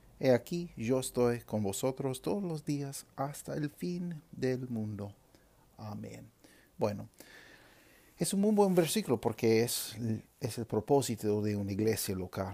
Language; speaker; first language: Spanish; non-native, fluent; English